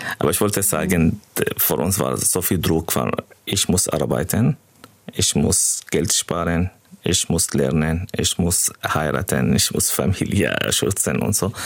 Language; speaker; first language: German; non-native, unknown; Arabic